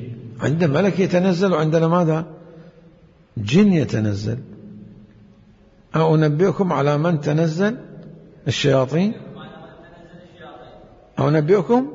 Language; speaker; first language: Arabic; native; Arabic